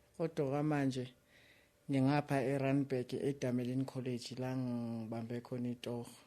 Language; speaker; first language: Zulu; native; Zulu